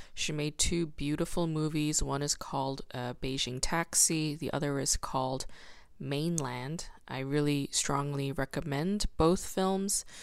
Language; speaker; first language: English; non-native, fluent; Korean